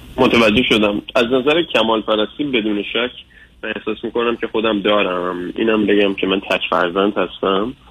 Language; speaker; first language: Persian; early bilingual, other home language; English